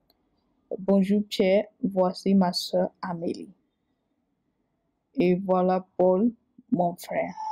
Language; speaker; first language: French; non-native, fluent; Burmese